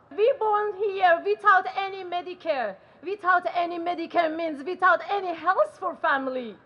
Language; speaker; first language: English; non-native, learner; Persian